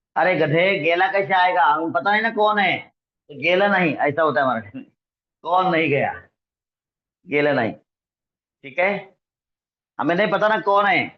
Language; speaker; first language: Hindi; non-native, local second language; Marathi